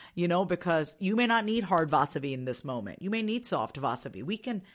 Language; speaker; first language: English; early bilingual, other home language; Hindi